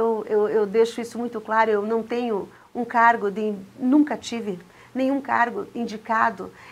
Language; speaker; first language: Portuguese; native; Portuguese